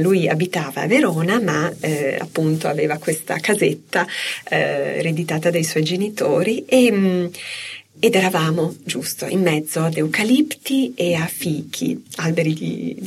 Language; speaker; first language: Italian; native; Italian